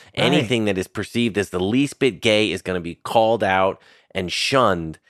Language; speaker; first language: English; native; English